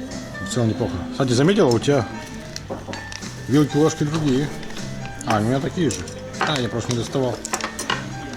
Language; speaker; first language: Russian; native; Russian